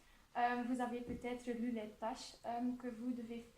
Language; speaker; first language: French; non-native, local second language; Dutch